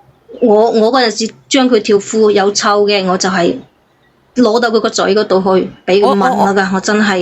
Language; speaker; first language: Cantonese; native; Cantonese